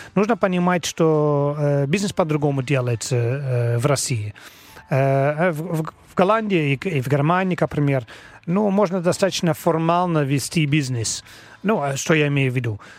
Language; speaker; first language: Russian; non-native, fluent; Dutch